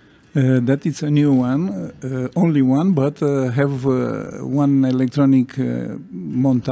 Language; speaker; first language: English; non-native, learner; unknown